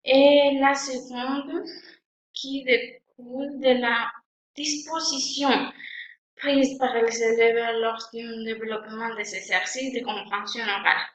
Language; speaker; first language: French; non-native, fluent; Spanish